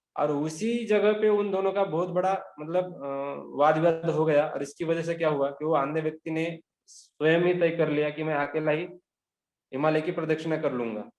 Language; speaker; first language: Hindi; non-native, local second language; Marathi